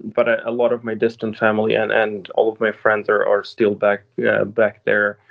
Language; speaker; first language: English; non-native, fluent; Ukrainian